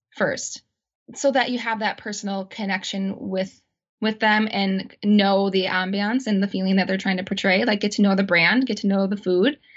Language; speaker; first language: English; native; English